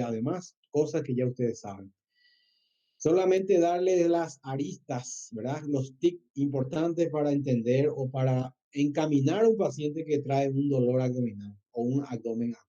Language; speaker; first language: Spanish; native; Spanish